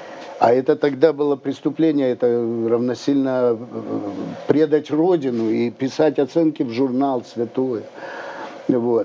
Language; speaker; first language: Russian; native; Russian